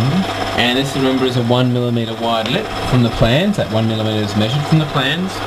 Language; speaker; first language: English; native; English